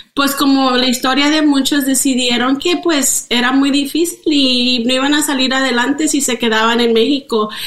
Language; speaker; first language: Spanish; early bilingual, heritage; Spanish